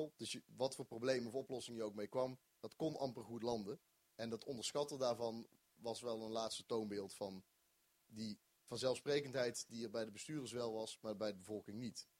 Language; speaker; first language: Dutch; native; Dutch